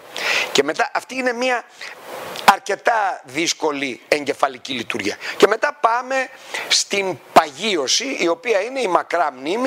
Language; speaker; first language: Greek; native; Greek